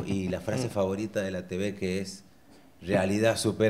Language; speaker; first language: Spanish; native; Spanish